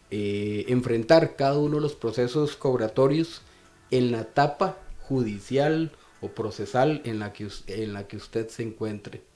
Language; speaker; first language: Spanish; native; Spanish